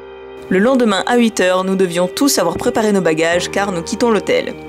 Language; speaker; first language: French; native; French